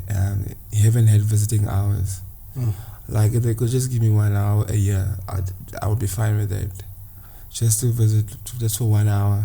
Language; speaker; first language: English; non-native, local second language; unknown